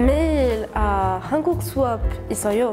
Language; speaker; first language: Korean; non-native, learner; French